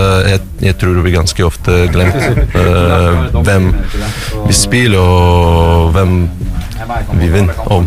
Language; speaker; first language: Norwegian; non-native, learner; Russian